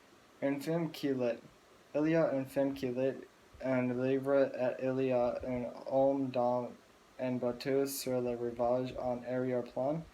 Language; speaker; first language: French; non-native, learner; English